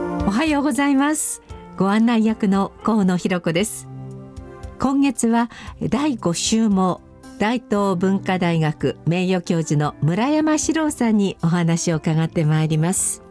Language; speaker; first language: Japanese; native; Japanese